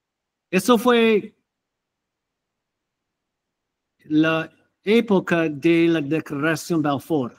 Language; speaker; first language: Spanish; non-native, fluent; English